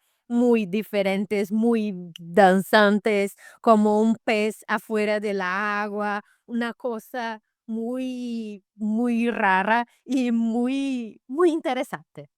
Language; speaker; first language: Spanish; non-native, fluent; Portuguese